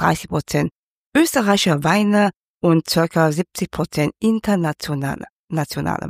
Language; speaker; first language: German; non-native, fluent; Cantonese